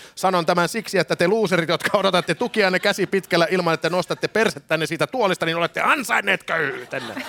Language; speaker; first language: Finnish; native; Finnish